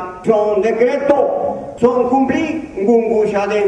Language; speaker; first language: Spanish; non-native, local second language; Zapotec